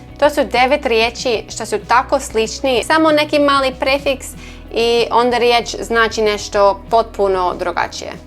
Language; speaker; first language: Croatian; non-native, learner; English